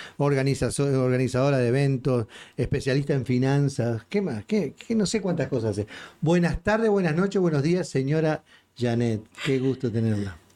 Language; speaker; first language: Spanish; native; Spanish